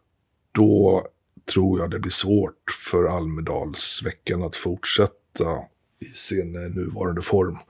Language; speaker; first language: Swedish; native; Swedish